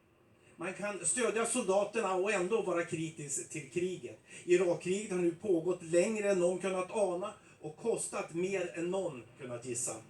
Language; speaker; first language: Swedish; native; Swedish